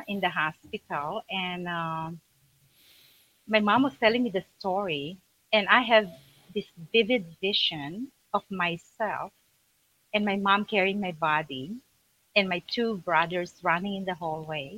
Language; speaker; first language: English; non-native, local second language; Filipino